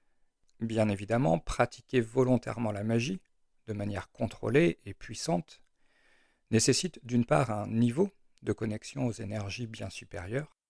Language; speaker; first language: French; native; French